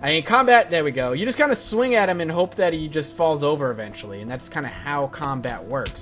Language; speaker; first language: English; native; English